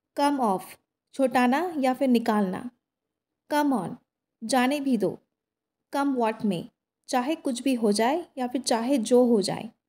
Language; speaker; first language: Hindi; native; Hindi